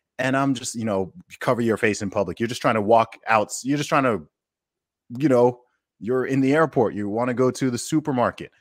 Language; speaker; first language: English; native; English